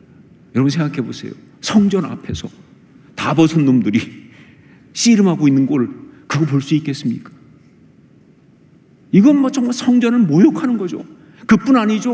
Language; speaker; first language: Korean; native; Korean